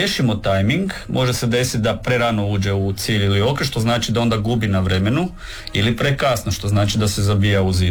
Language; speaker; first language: Serbian; native; Serbian